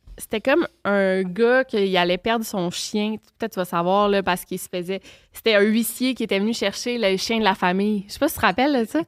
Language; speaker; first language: French; native; French